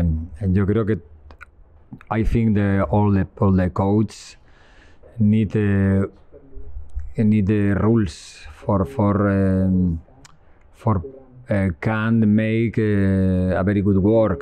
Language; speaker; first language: English; non-native, learner; Spanish